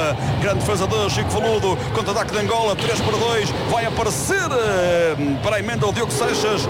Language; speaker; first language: Portuguese; native; Portuguese